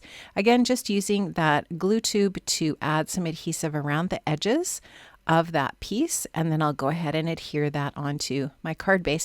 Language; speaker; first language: English; native; English